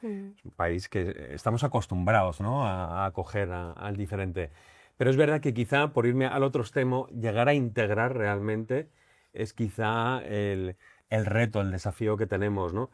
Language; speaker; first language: Spanish; native; Spanish